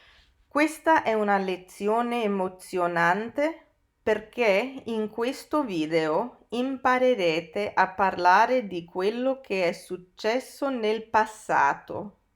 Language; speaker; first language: Italian; non-native, fluent; English